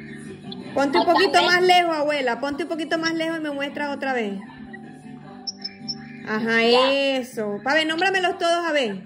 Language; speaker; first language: Spanish; native; Spanish